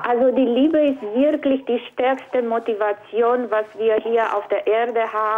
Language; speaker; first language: German; non-native, fluent; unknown